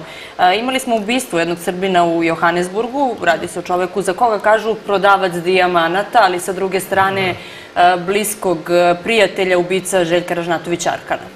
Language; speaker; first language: Serbian; native; Serbian